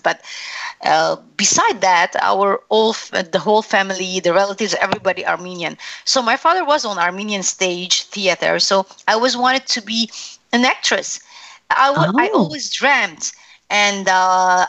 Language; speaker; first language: English; non-native, fluent; Arabic